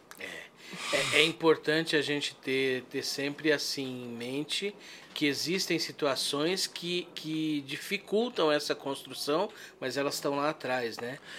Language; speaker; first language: Portuguese; native; Portuguese